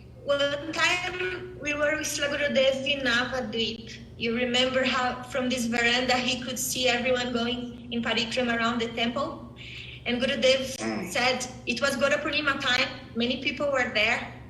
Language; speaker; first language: English; non-native, fluent; Spanish